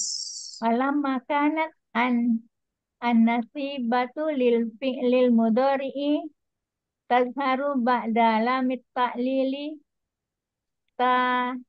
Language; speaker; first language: Arabic; non-native, learner; Indonesian